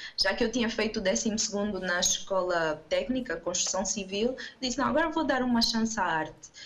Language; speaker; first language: Portuguese; non-native, local second language; Kabuverdianu